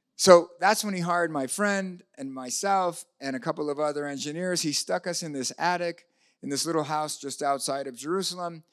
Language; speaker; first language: English; native; English